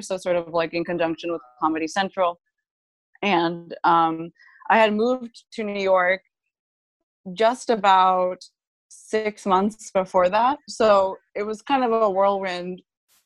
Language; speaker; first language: English; non-native, fluent; Japanese